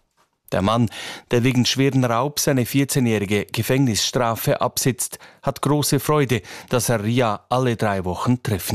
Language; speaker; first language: German; native; German